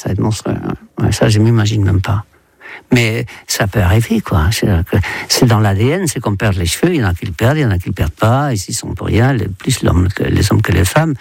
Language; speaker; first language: French; non-native, fluent; Dutch